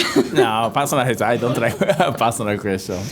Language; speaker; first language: English; non-native, fluent; Japanese